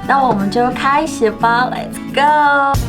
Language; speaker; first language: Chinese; non-native, fluent; Mongolian